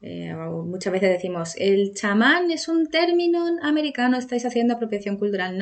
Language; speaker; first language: Spanish; native; Spanish